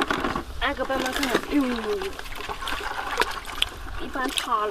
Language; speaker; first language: Chinese; native; Chinese